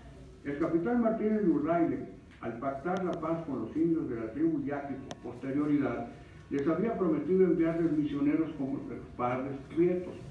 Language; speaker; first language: Spanish; native; Spanish